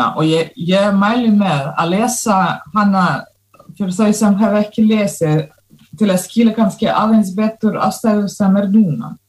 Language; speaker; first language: Icelandic; non-native, fluent; Russian